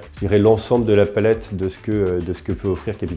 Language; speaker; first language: French; native; French